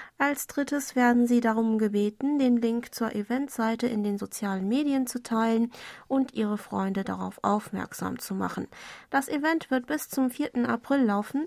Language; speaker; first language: German; non-native, fluent; Korean